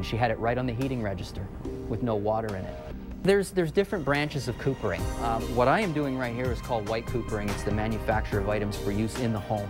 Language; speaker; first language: English; native; English